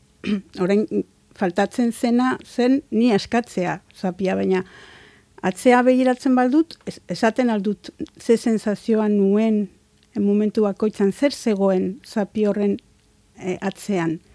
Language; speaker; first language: Basque; non-native, local second language; Spanish